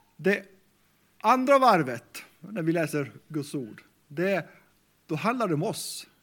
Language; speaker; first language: Swedish; non-native, local second language; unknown